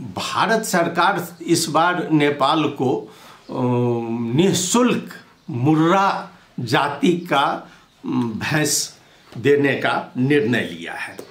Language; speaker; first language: Hindi; non-native, local second language; Maithili